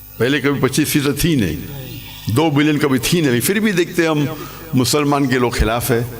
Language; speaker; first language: Urdu; non-native, local second language; English